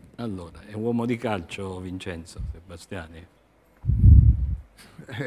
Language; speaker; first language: Italian; native; Italian